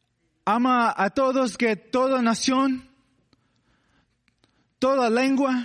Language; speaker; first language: Spanish; non-native, learner; English